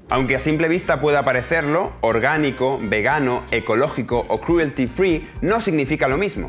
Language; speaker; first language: Spanish; native; Spanish